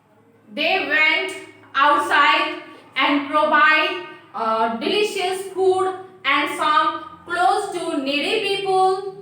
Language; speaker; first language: English; non-native, local second language; Nepali